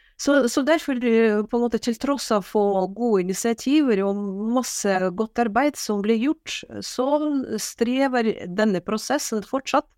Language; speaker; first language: Norwegian; non-native, fluent; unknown